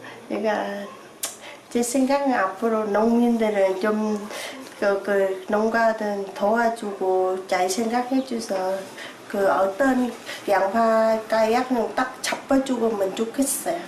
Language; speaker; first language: Korean; non-native, learner; Vietnamese